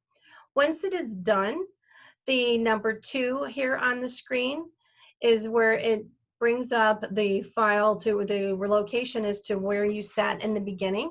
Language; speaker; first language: English; native; English